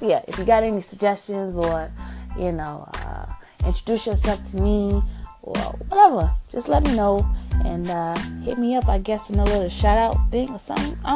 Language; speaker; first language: English; native; English